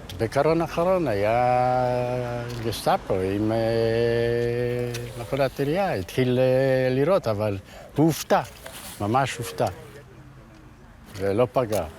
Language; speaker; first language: Hebrew; non-native, fluent; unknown